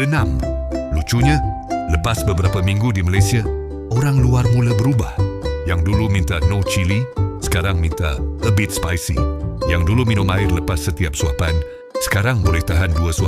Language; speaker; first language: Malay; native; Malay